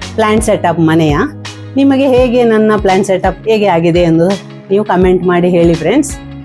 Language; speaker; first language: Kannada; non-native, local second language; Tulu